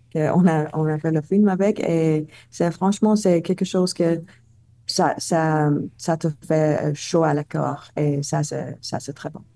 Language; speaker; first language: French; non-native, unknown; Persian